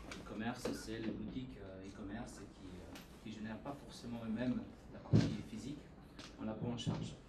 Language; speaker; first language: French; native; French